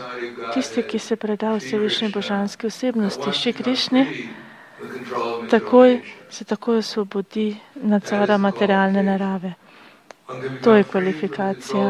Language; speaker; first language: Slovenian; native; Slovenian